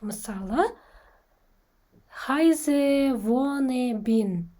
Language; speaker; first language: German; non-native, fluent; Kazakh